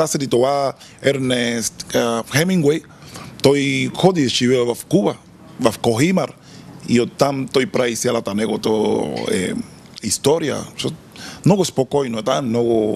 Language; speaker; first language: Bulgarian; non-native, learner; Spanish